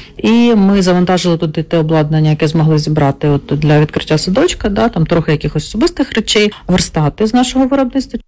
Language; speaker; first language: Ukrainian; non-native, local second language; Russian